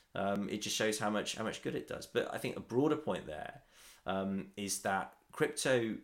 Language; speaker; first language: English; native; English